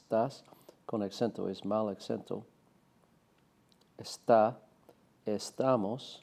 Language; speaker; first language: Spanish; non-native, fluent; English